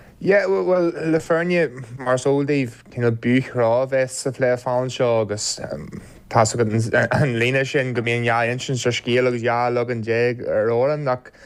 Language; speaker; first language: Irish; native; Irish